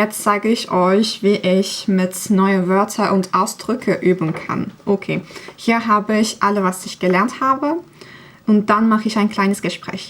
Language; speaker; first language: German; non-native, learner; Turkish